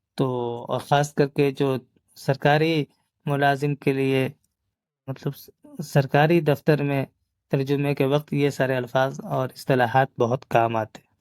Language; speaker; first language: Urdu; native; Urdu